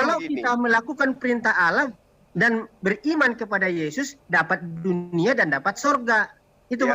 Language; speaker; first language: Indonesian; native; Indonesian